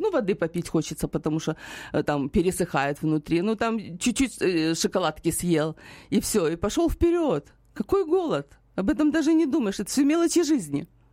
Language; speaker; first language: Russian; native; Russian